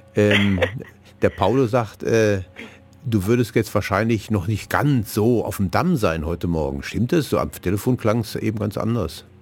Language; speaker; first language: German; native; German